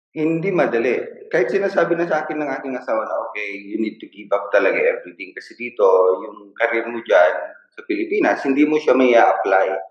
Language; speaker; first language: Filipino; non-native, local second language; Iloko